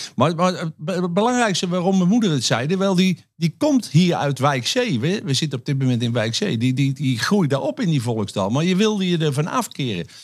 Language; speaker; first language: Dutch; native; Dutch